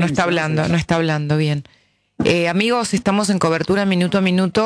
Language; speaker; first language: Spanish; native; Spanish